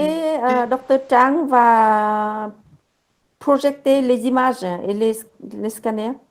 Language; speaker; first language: French; non-native, learner; Vietnamese